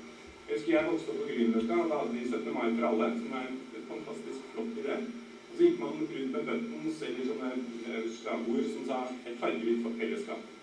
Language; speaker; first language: Norwegian; native; Norwegian